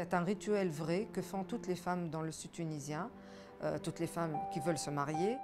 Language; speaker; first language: French; non-native, local second language; Arabic